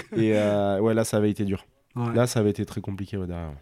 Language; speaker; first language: French; native; French